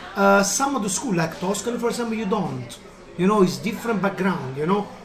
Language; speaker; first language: English; non-native, learner; Italian